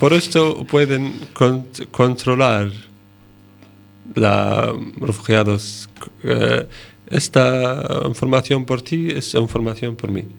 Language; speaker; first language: Spanish; non-native, learner; Arabic